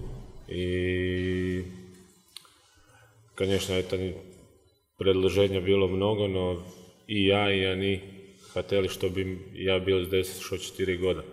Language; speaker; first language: Russian; non-native, fluent; Croatian